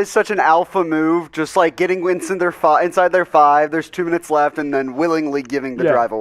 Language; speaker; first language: English; native; English